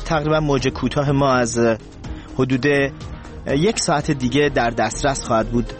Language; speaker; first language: Persian; native; Persian